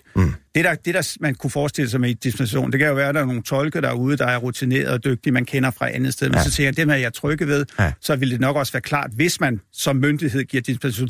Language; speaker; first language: Danish; native; Danish